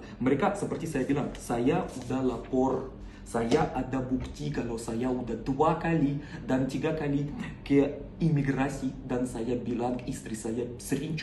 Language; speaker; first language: Indonesian; non-native, learner; Russian